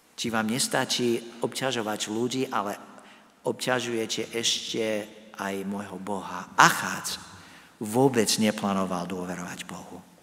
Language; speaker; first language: Slovak; non-native, fluent; English